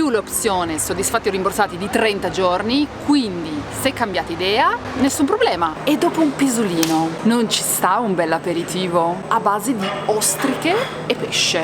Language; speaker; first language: Italian; native; Italian